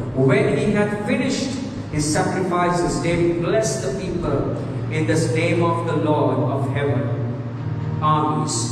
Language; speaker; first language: English; non-native, local second language; Sinhala